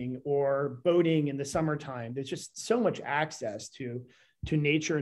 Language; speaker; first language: English; native; English